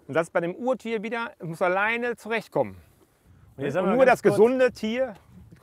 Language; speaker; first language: German; native; German